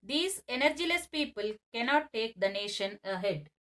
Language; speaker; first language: English; non-native, local second language; Kannada